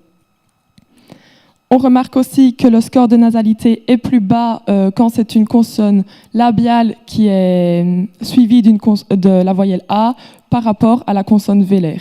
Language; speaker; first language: French; native; French